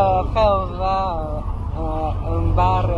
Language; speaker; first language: French; non-native, fluent; Japanese